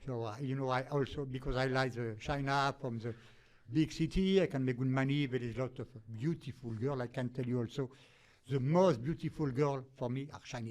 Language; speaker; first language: English; non-native, fluent; French